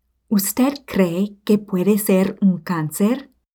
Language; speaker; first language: Spanish; non-native, fluent; English